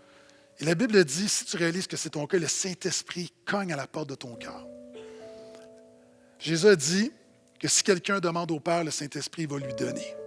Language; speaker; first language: French; native; French